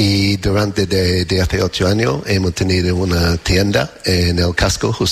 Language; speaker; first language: Spanish; non-native, fluent; English